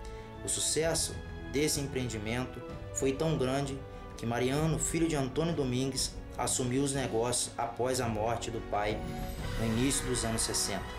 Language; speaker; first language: Portuguese; native; Portuguese